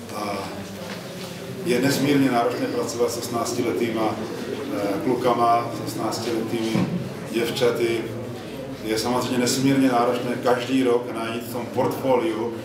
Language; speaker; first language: Czech; native; Czech